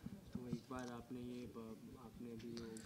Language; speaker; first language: Hindi; native; Hindi